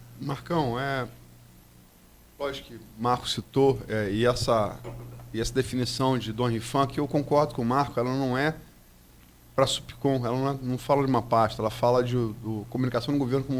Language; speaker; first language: Portuguese; native; Portuguese